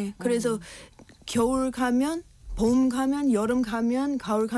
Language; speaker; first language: Korean; non-native, learner; English